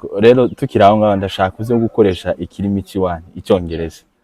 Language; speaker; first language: Kinyarwanda; native; Kinyarwanda